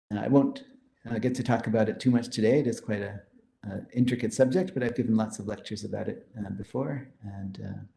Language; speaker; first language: English; early bilingual, other home language; Hindi